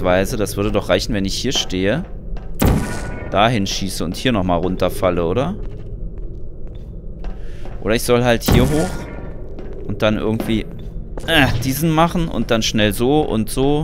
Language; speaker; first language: German; native; German